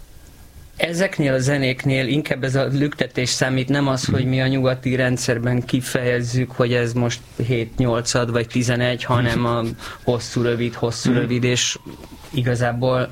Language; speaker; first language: Hungarian; native; Hungarian